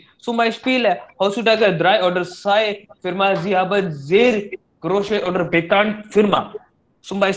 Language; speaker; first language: German; non-native, learner; Hindi